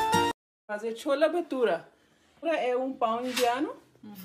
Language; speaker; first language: Portuguese; non-native, learner; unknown